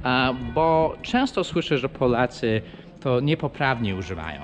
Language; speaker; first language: Polish; non-native, fluent; English